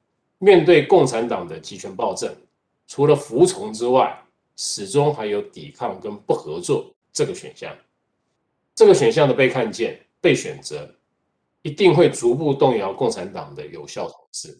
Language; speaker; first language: Chinese; native; Chinese